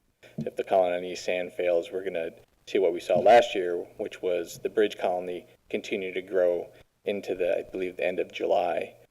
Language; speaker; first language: English; native; English